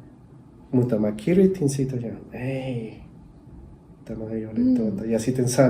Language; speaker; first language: Finnish; non-native, learner; Spanish